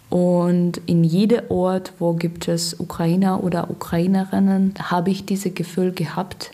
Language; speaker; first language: German; non-native, learner; Russian